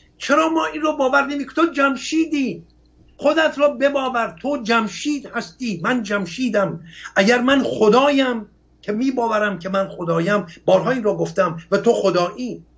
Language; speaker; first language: Persian; non-native, local second language; Assyrian Neo-Aramaic